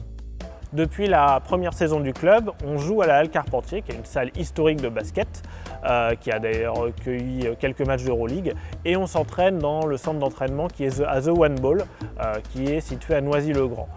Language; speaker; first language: French; native; French